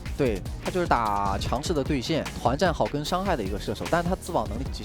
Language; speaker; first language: Chinese; native; Chinese